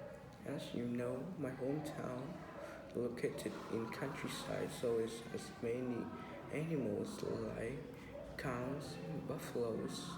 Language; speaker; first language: English; non-native, learner; Vietnamese